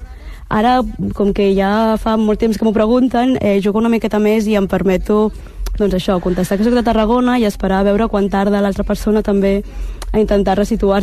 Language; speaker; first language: Catalan; early bilingual, other home language; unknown